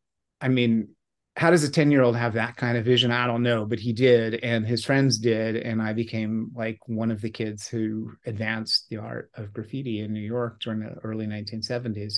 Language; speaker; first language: English; native; English